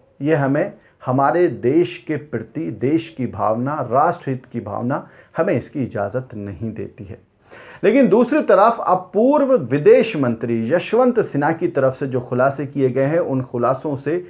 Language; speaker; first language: Hindi; native; Hindi